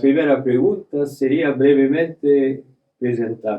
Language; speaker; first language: Spanish; non-native, fluent; French